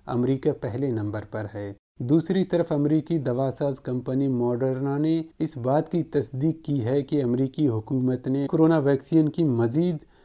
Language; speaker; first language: Urdu; non-native, local second language; Baluchi